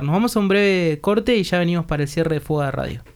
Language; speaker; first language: Spanish; native; Spanish